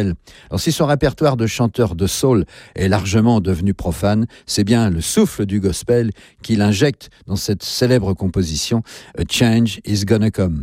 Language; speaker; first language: French; native; French